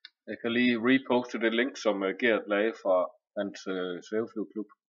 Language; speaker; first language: Danish; native; Danish